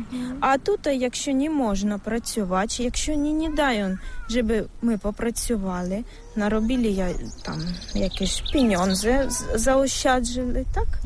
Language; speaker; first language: Ukrainian; non-native, local second language; Russian